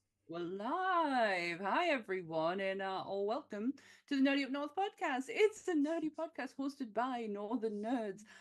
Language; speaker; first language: English; native; English